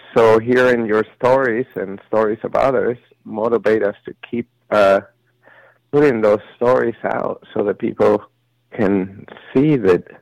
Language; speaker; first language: English; early bilingual, other home language; Spanish